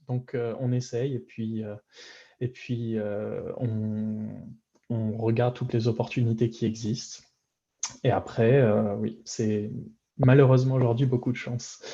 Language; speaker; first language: French; native; French